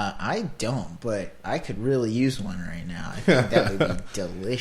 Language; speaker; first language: English; native; English